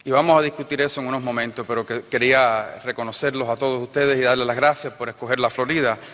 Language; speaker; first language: Spanish; early bilingual, heritage; Spanish